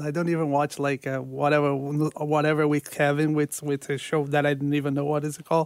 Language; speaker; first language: English; non-native, fluent; Portuguese